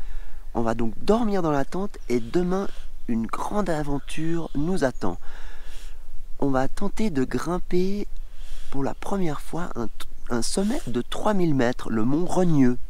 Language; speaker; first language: French; native; French